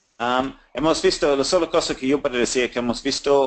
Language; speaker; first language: Spanish; non-native, fluent; English